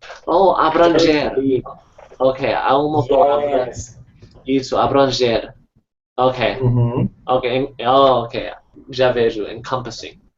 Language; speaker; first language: Portuguese; non-native, fluent; English